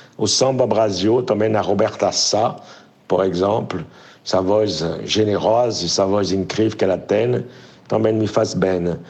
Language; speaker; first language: Portuguese; non-native, fluent; French